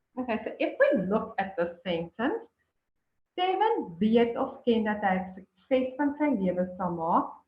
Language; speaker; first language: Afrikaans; native; Afrikaans